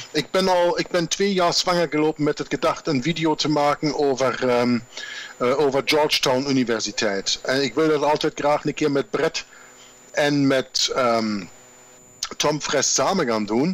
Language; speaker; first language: German; native; German